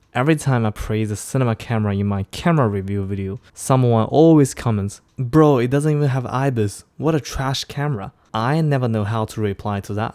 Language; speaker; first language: English; non-native, fluent; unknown